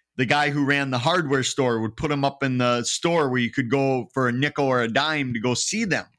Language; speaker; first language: English; native; English